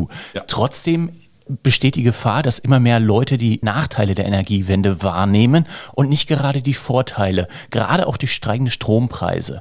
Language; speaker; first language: German; native; German